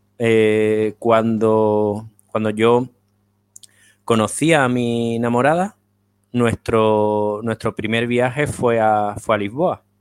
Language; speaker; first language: Spanish; native; Spanish